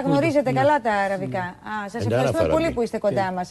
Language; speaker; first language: Greek; native; Greek